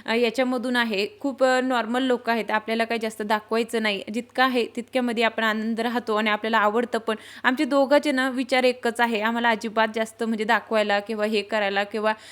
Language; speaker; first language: Marathi; non-native, local second language; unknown